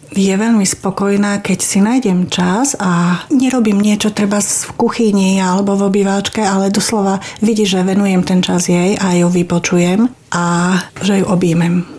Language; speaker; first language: Slovak; native; Slovak